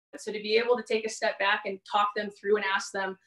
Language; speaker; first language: English; native; English